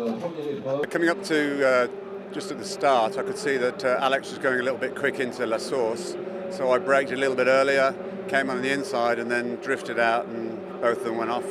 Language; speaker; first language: English; native; English